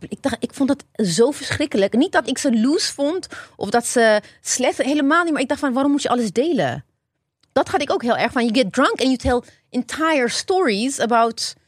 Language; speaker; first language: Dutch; non-native, fluent; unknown